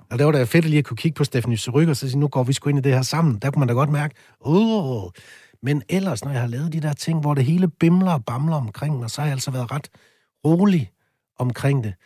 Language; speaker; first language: Danish; native; Danish